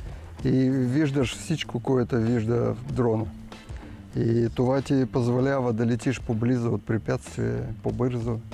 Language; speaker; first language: Bulgarian; non-native, learner; Russian